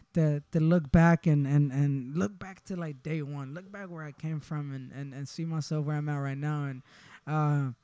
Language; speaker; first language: English; early bilingual, other home language; Spanish